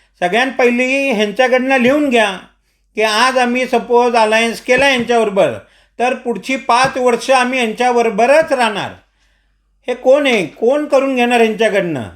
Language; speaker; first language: Marathi; non-native, local second language; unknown